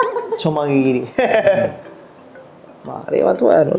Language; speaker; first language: Japanese; native; Japanese